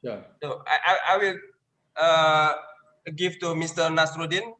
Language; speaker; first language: English; non-native, learner; Indonesian